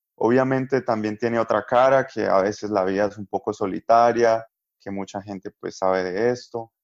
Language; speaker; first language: Spanish; native; Spanish